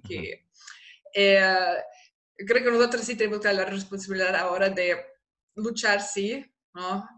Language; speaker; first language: Spanish; non-native, fluent; German